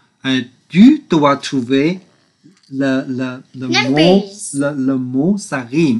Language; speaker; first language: French; non-native, learner; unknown